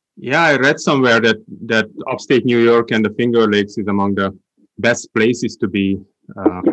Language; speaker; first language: English; non-native, fluent; Hungarian